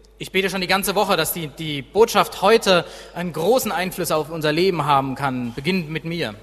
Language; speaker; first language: German; native; German